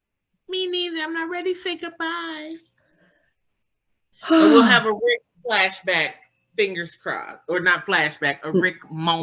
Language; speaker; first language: English; native; English